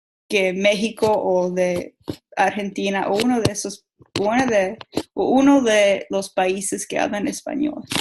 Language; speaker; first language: Spanish; non-native, learner; English